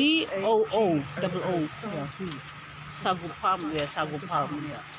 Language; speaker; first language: English; non-native, learner; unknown